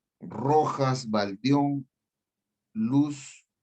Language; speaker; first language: Spanish; native; Spanish